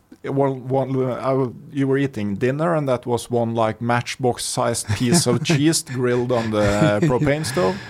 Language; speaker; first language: English; non-native, fluent; Norwegian